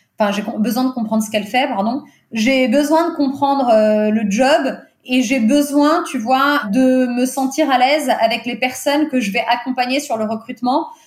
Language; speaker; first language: French; early bilingual, other home language; Portuguese